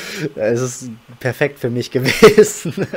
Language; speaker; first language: German; native; German